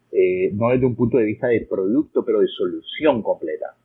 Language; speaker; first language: Spanish; native; Spanish